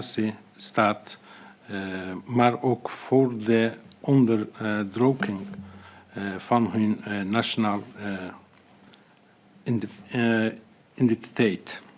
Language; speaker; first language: Dutch; non-native, fluent; Azerbaijani